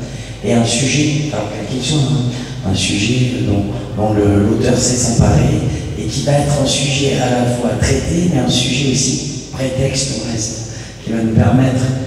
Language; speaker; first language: French; native; French